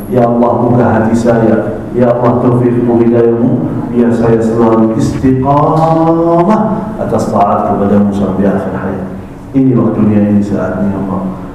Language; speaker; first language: Malay; non-native, fluent; Arabic